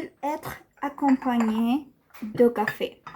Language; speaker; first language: French; non-native, learner; Spanish